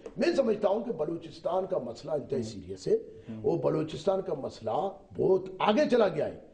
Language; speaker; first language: Urdu; non-native, local second language; Baluchi